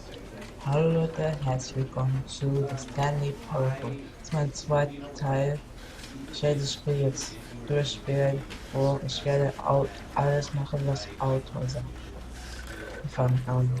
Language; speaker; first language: German; non-native, local second language; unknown